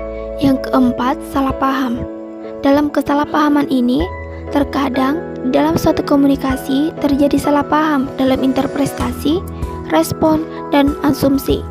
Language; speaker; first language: Indonesian; native; Indonesian